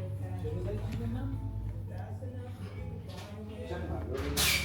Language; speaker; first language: Dutch; native; Dutch